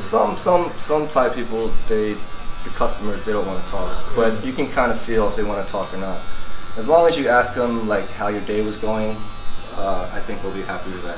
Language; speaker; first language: English; early bilingual, other home language; Thai